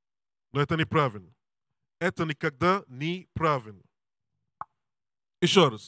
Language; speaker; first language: Russian; non-native, learner; English